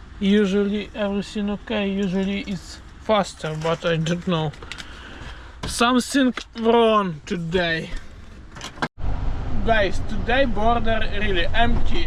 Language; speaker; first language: English; non-native, learner; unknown